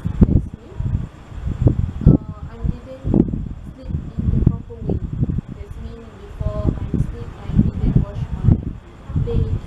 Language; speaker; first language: English; non-native, learner; Malay